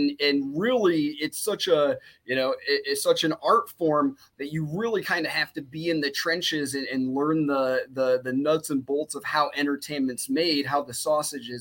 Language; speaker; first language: English; native; English